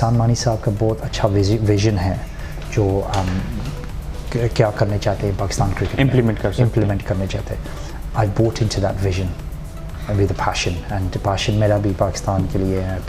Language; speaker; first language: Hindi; early bilingual, heritage; Hindi